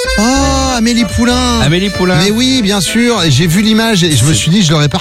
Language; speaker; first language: French; native; French